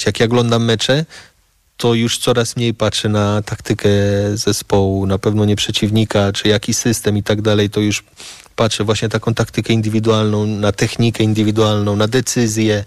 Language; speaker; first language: Polish; early bilingual, heritage; Polish